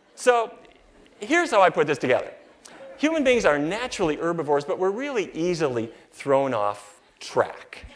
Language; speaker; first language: English; native; English